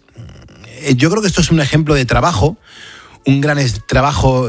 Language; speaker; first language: Spanish; native; Spanish